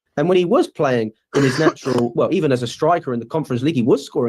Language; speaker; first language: English; native; English